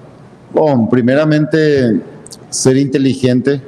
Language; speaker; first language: Portuguese; non-native, fluent; Spanish